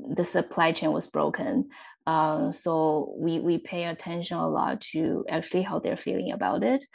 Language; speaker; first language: English; non-native, fluent; Chinese